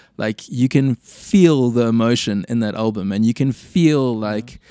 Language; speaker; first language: English; native; English